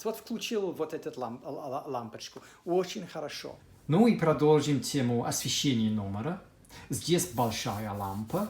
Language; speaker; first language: Russian; non-native, fluent; English